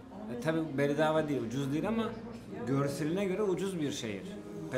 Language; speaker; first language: Turkish; native; Turkish